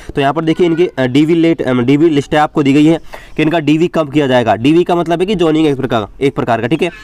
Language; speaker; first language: Hindi; native; Hindi